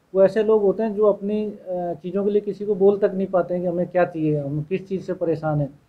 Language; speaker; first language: Hindi; native; Hindi